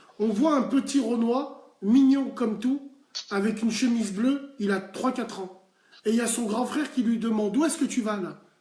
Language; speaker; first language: French; early bilingual, other home language; Arabic